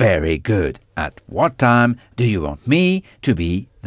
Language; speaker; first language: English; non-native, fluent; French